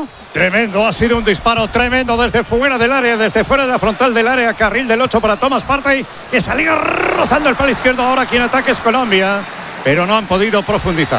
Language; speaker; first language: Spanish; native; Spanish